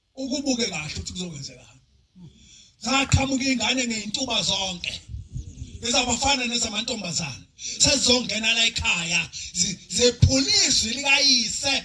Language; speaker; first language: Zulu; native; Zulu